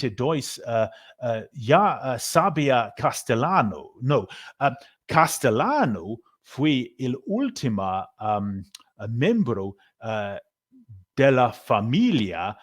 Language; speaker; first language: Spanish; non-native, learner; English